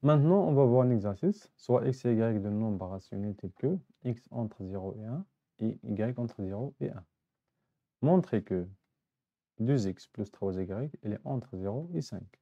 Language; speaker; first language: French; non-native, local second language; Arabic